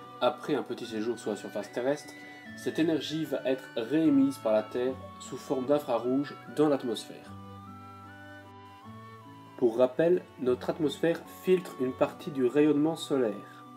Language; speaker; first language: French; native; French